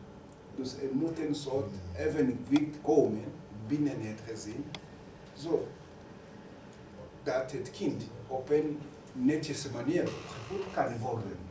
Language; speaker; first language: Dutch; non-native, fluent; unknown